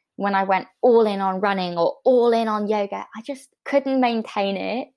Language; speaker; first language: English; native; English